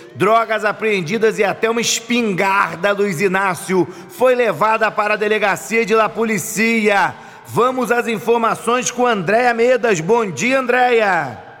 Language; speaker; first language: Portuguese; native; Portuguese